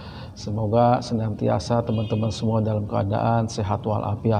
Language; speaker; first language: Indonesian; native; Indonesian